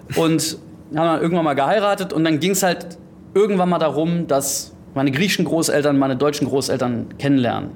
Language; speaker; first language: German; early bilingual, heritage; German